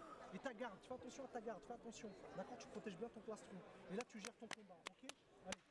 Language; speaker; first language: French; native; French